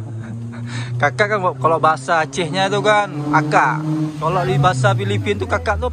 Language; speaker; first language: Indonesian; non-native, local second language; Achinese